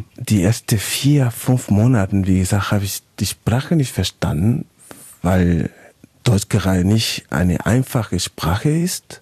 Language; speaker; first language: German; non-native, fluent; Spanish